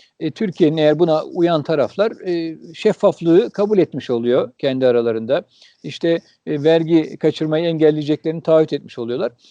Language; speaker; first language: Turkish; early bilingual, heritage; Turkish